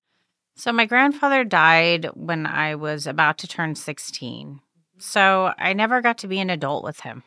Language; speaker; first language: English; native; English